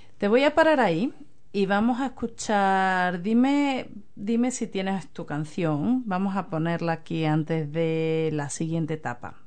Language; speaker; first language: Spanish; native; Spanish